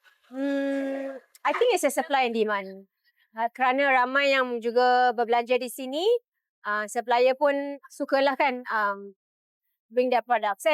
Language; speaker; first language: English; non-native, local second language; Malay